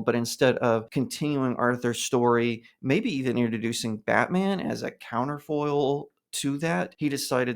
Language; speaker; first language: English; native; English